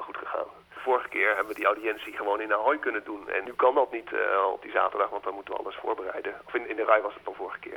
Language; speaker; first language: Dutch; native; Dutch